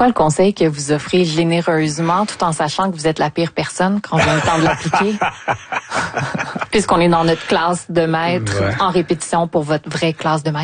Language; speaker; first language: French; native; French